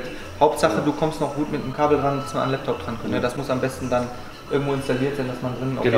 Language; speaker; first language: German; native; German